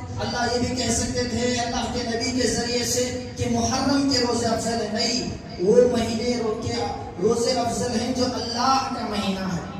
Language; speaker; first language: Urdu; native; Urdu